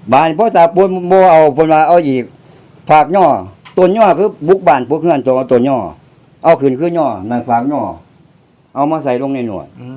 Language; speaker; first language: Thai; native; Thai